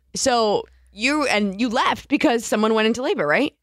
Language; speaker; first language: English; native; English